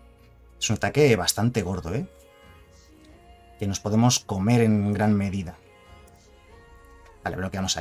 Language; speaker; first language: Spanish; native; Spanish